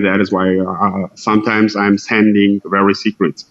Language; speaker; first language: English; non-native, fluent; Russian